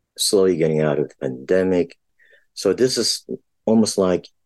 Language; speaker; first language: English; non-native, local second language; Filipino